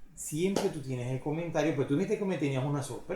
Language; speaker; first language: Spanish; native; Spanish